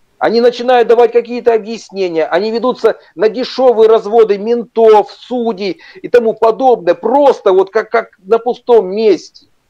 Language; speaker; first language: Russian; native; Russian